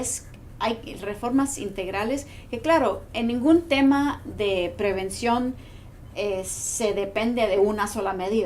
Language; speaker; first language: Spanish; non-native, fluent; English